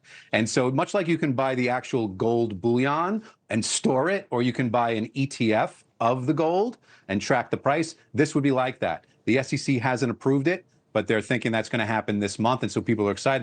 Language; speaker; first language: English; native; English